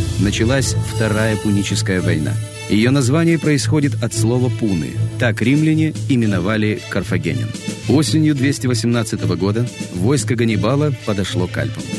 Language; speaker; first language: Russian; native; Russian